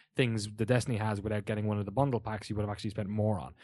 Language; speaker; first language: English; native; English